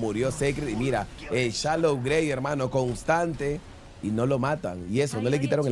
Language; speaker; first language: Spanish; native; Spanish